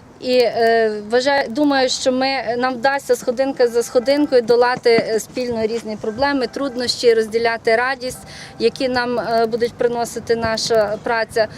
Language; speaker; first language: Ukrainian; native; Ukrainian